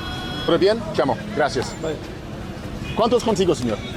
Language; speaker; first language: Spanish; non-native, learner; English